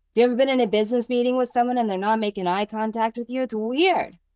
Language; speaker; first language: English; native; English